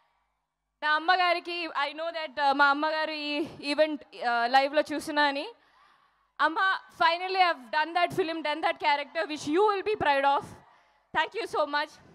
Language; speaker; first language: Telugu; non-native, fluent; Malayalam